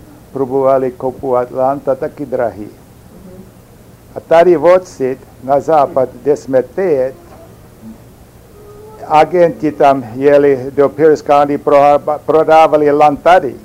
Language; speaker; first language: Czech; early bilingual, heritage; Czech